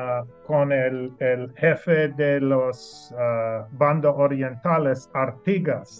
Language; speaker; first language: Spanish; non-native, learner; English